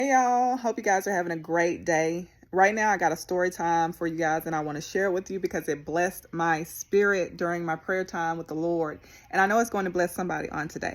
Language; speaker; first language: English; native; English